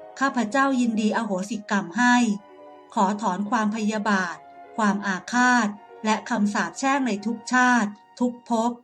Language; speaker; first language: Thai; native; Thai